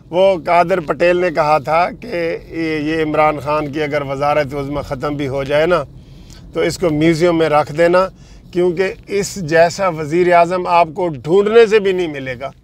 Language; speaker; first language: Urdu; non-native, local second language; Punjabi